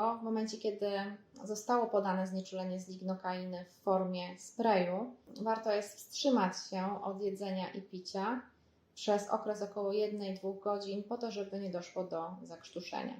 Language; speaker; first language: Polish; native; Polish